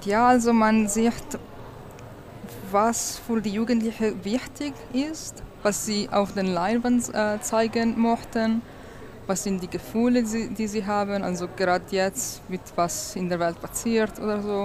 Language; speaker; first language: German; non-native, local second language; Italian